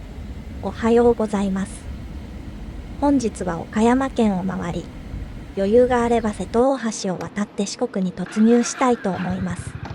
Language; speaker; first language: Japanese; native; Japanese